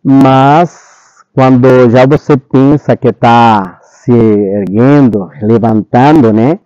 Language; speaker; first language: Portuguese; non-native, fluent; Spanish